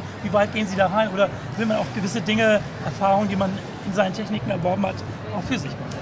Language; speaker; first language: German; native; German